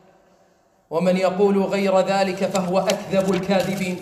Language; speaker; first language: Arabic; native; Arabic